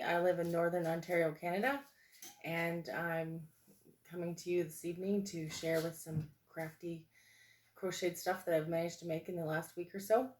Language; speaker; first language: English; native; English